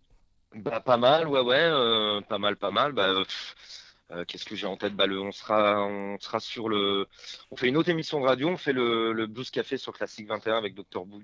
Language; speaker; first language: French; native; French